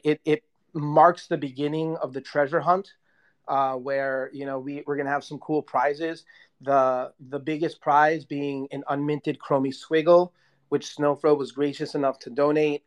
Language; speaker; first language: English; native; English